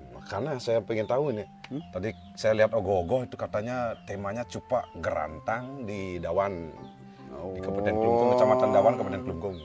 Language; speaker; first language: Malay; non-native, local second language; Balinese